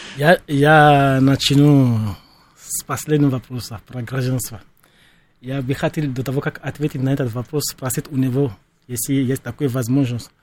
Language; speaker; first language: Russian; non-native, fluent; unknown